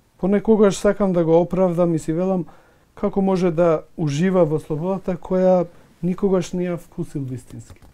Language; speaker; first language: Macedonian; non-native, local second language; Albanian